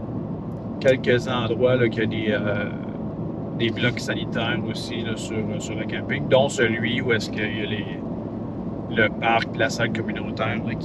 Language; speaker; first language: French; native; French